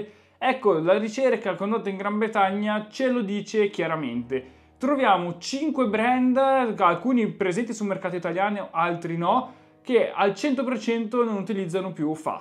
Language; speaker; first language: Italian; native; Italian